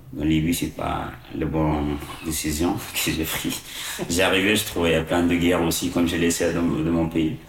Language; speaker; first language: French; non-native, learner; Arabic